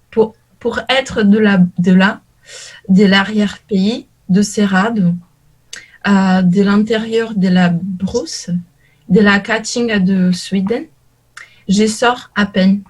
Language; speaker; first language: French; non-native, learner; Portuguese